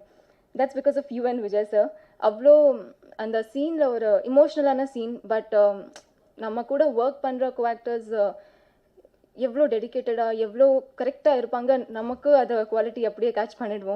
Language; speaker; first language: Tamil; non-native, fluent; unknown